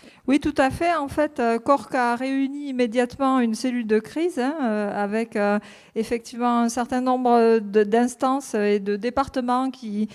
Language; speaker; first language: French; native; French